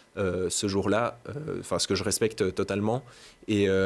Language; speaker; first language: French; native; French